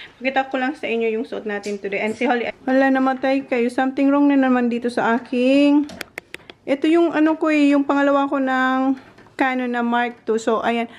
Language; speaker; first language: Filipino; non-native, local second language; Bikol